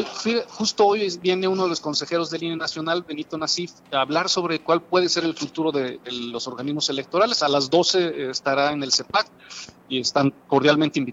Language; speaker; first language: Spanish; native; Spanish